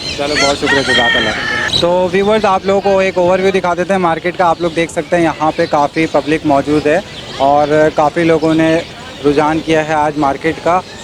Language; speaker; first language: Urdu; native; Urdu